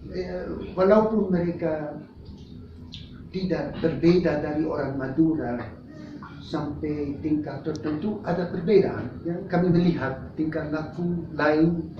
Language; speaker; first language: Indonesian; non-native, fluent; Dutch